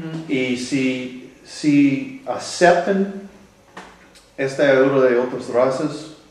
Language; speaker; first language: Spanish; non-native, learner; English